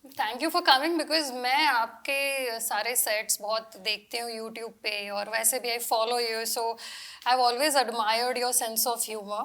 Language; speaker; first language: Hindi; non-native, local second language; Gujarati